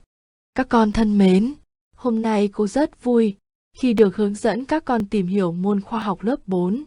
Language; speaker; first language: Vietnamese; native; Vietnamese